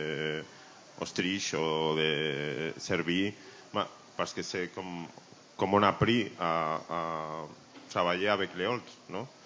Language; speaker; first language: French; non-native, learner; Spanish